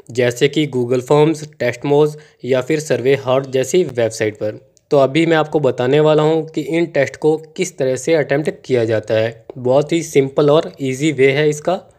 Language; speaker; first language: Hindi; non-native, local second language; Punjabi